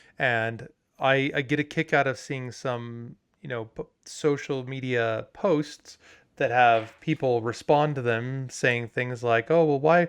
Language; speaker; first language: English; native; English